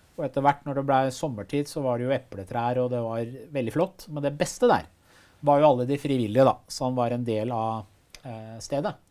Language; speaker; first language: Norwegian; early bilingual, other home language; Persian